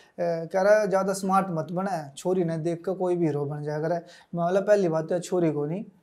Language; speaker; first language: Hindi; native; Hindi